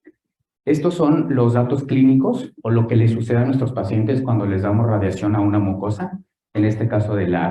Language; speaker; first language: Spanish; native; Spanish